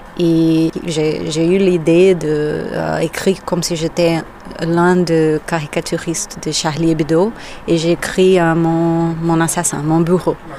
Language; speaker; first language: French; non-native, learner; Portuguese